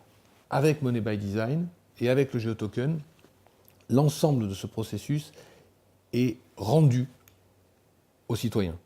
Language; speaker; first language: French; native; French